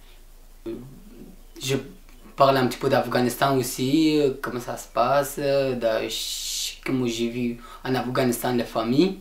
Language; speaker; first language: French; non-native, learner; Persian